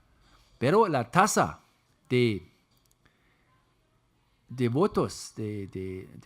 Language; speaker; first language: Spanish; non-native, fluent; German